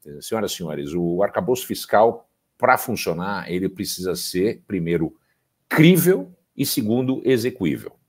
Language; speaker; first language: Portuguese; early bilingual, heritage; Portuguese